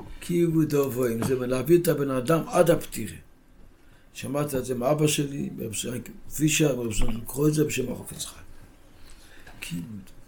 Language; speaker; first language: Hebrew; non-native, local second language; Yiddish